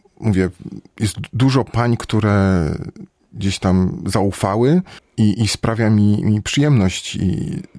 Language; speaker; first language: Polish; native; Polish